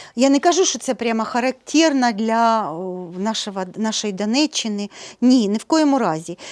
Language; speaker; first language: Ukrainian; non-native, local second language; Russian